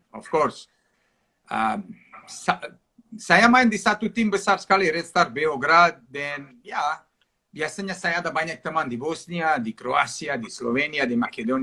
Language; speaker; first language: Indonesian; non-native, fluent; Serbian